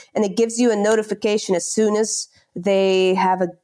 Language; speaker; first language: English; non-native, fluent; Dutch